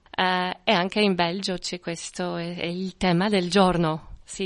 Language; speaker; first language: Italian; non-native, fluent; French